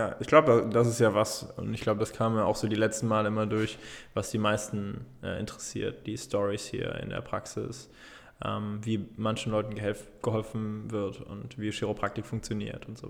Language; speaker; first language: German; native; German